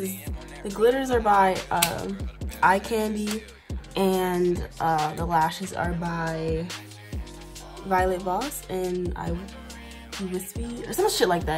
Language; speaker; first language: English; native; English